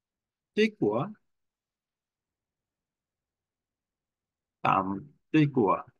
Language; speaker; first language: Vietnamese; non-native, learner; Korean